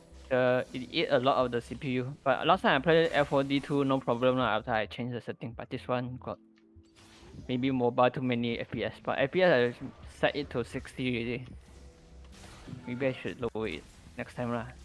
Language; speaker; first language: English; non-native, local second language; Chinese